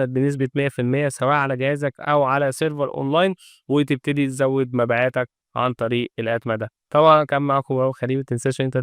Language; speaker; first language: Arabic; native; Arabic